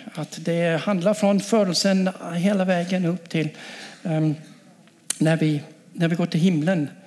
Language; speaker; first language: Swedish; non-native, fluent; English